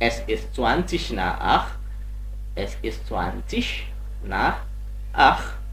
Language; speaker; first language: German; non-native, fluent; Indonesian